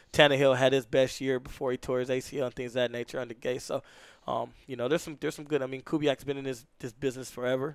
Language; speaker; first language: English; native; English